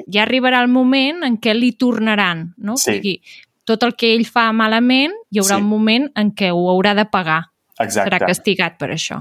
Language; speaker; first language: Catalan; native; Catalan